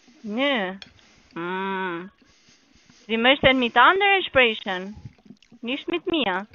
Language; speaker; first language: German; non-native, learner; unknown